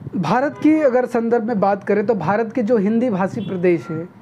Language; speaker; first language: Hindi; non-native, local second language; Nepali